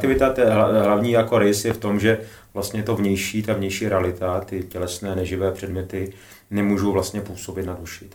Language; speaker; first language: Czech; native; Czech